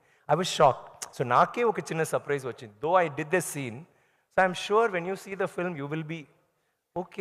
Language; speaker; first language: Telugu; non-native, learner; Tamil